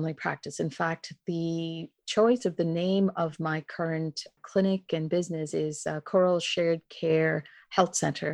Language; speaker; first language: English; non-native, local second language; Tamil